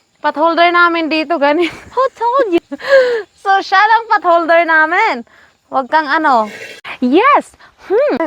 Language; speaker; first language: Filipino; non-native, local second language; Hiligaynon